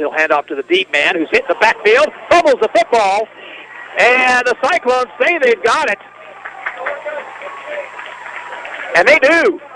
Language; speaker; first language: English; native; English